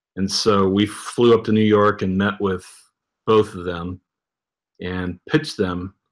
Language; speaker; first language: English; native; English